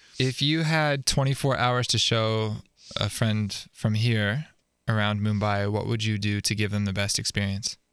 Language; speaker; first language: English; native; English